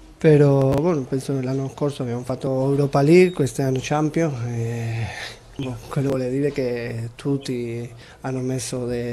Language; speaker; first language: Italian; non-native, fluent; Spanish